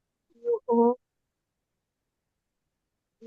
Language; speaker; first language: Italian; non-native, learner; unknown